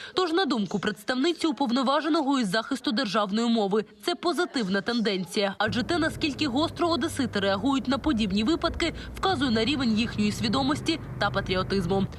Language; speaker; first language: Ukrainian; native; Ukrainian